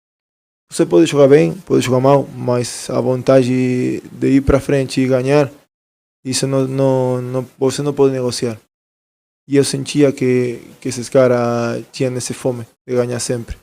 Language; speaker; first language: Portuguese; non-native, fluent; Spanish